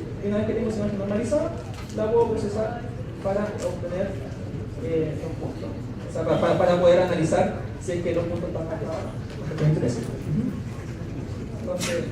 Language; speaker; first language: Spanish; native; Spanish